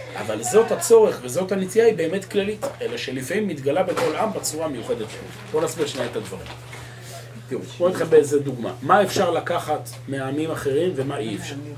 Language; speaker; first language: Hebrew; native; Hebrew